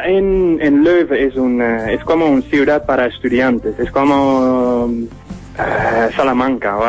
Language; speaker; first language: Spanish; non-native, learner; Dutch